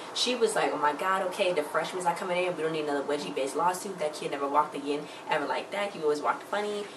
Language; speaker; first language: English; native; English